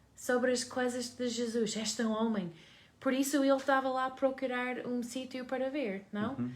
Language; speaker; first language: Portuguese; non-native, learner; English